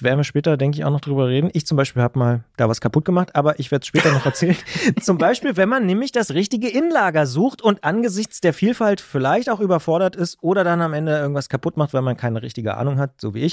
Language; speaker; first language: German; native; German